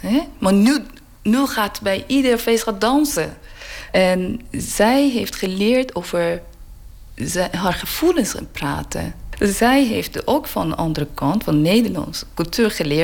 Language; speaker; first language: Dutch; non-native, learner; Persian